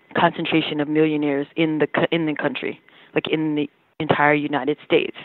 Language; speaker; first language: English; native; English